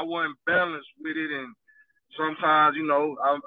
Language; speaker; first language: English; native; English